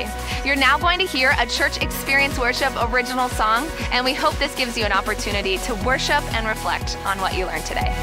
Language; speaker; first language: English; native; English